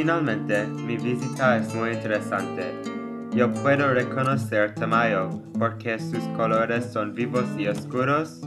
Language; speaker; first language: Spanish; non-native, learner; English